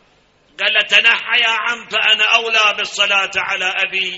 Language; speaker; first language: Arabic; native; Arabic